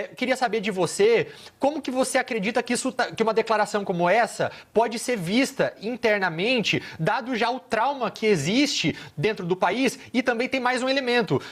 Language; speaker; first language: Portuguese; native; Portuguese